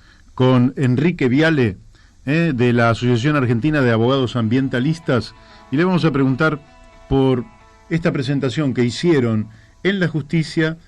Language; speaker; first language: Spanish; native; Spanish